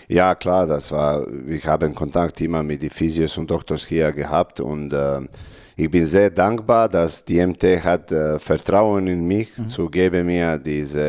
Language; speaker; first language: German; non-native, learner; Serbian